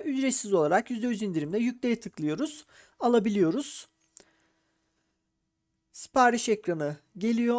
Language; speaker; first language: Turkish; native; Turkish